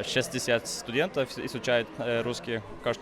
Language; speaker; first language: Russian; non-native, fluent; Norwegian